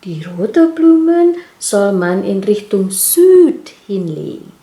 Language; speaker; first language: German; non-native, learner; Indonesian